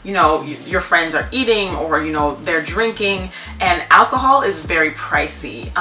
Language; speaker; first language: English; native; English